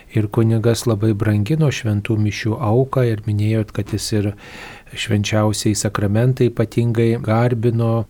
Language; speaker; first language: Lithuanian; native; Lithuanian